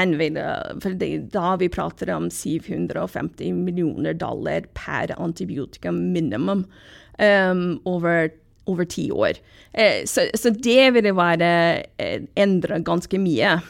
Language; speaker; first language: Norwegian; non-native, fluent; English